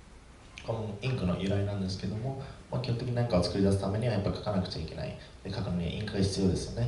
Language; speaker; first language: Japanese; native; Japanese